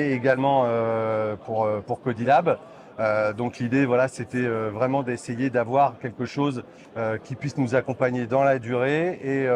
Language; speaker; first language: French; native; French